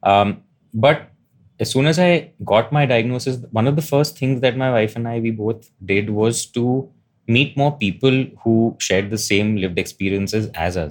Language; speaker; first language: English; non-native, local second language; Hindi